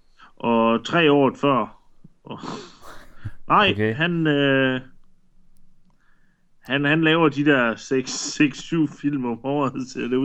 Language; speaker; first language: Danish; native; Danish